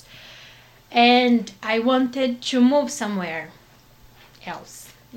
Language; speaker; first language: English; non-native, fluent; Portuguese